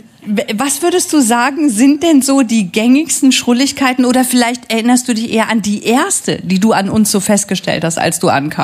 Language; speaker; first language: German; native; German